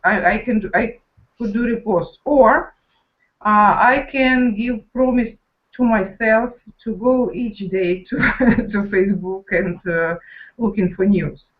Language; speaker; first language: English; non-native, learner; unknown